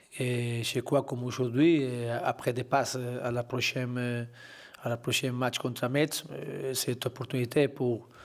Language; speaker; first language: French; non-native, learner; Spanish